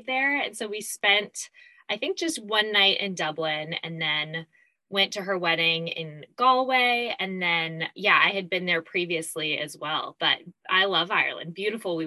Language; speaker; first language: English; native; English